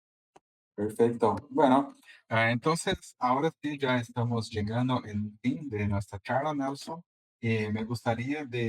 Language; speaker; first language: Spanish; non-native, fluent; Portuguese